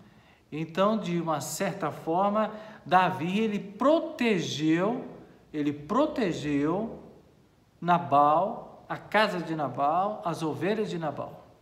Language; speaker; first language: Portuguese; native; Portuguese